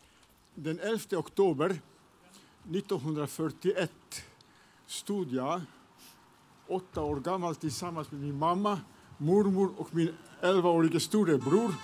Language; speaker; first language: Swedish; non-native, fluent; Serbian